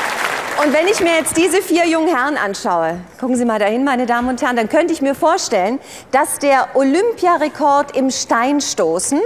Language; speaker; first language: German; native; German